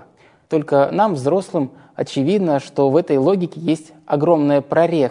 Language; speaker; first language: Russian; native; Russian